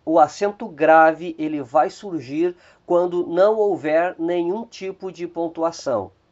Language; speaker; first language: Portuguese; native; Portuguese